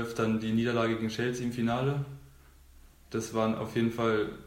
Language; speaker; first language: German; native; German